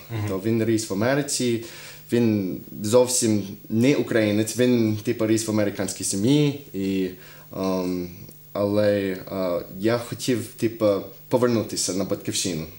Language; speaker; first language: Ukrainian; non-native, fluent; English